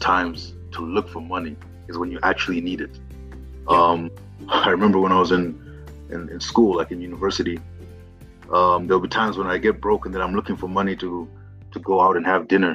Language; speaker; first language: English; non-native, local second language; Shona